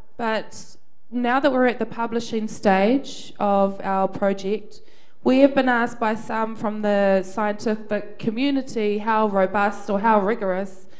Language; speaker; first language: English; native; English